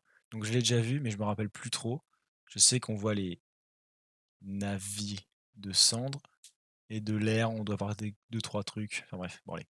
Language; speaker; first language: French; native; French